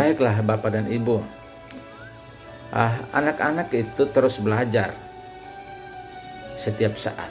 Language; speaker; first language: Indonesian; native; Indonesian